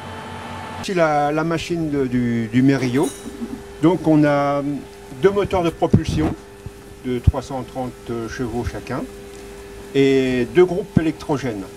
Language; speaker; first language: French; native; French